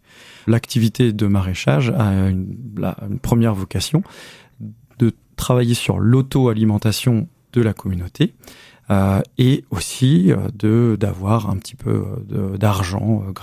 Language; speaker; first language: French; native; French